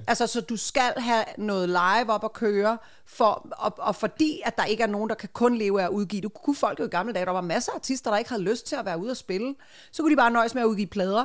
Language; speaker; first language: Danish; native; Danish